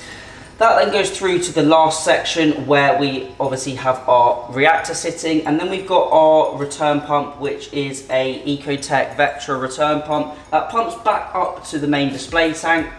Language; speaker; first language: English; native; English